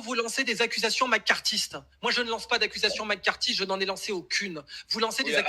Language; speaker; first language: French; native; French